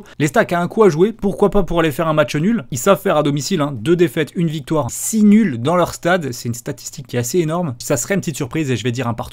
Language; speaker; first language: French; native; French